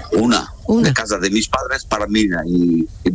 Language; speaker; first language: Spanish; non-native, learner; Portuguese